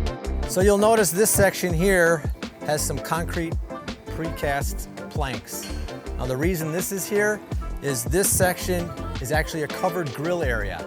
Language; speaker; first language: English; native; English